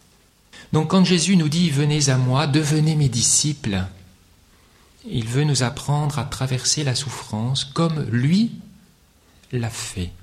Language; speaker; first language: French; native; French